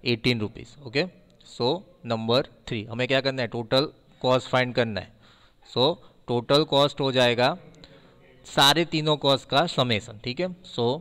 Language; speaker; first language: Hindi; non-native, local second language; Gujarati